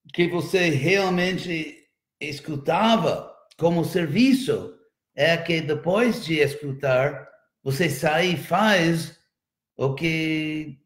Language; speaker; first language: Portuguese; non-native, fluent; English